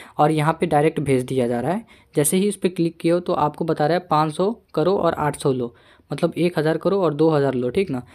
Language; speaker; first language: Hindi; native; Hindi